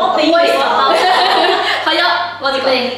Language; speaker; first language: Japanese; native; Japanese